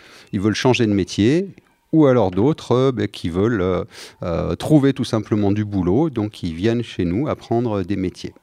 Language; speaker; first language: French; native; French